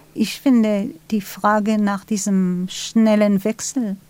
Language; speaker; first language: German; non-native, fluent; Hebrew